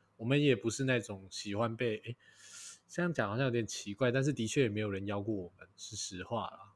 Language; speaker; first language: Chinese; native; Chinese